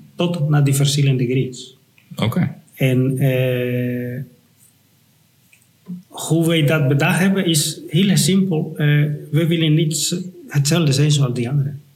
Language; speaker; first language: Dutch; non-native, fluent; Spanish